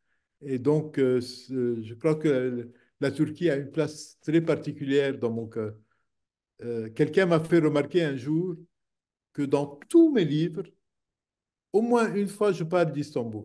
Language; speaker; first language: French; non-native, local second language; Arabic